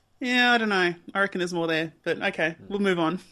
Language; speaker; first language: English; native; English